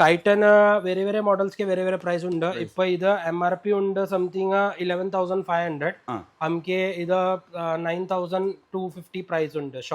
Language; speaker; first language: Malayalam; non-native, fluent; Hindi